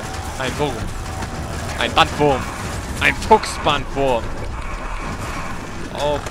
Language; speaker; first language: German; native; German